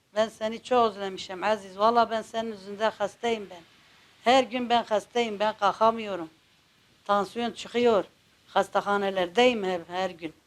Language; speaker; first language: Turkish; non-native, local second language; Kurdish